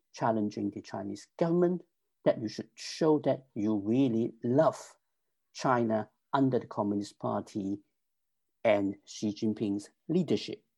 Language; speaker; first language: English; non-native, local second language; Cantonese